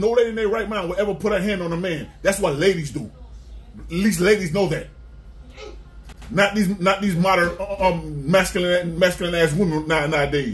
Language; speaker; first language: English; native; English